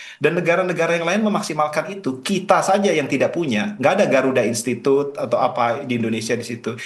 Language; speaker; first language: Indonesian; native; Indonesian